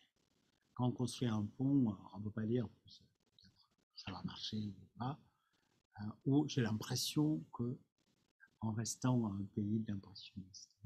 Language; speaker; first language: French; non-native, fluent; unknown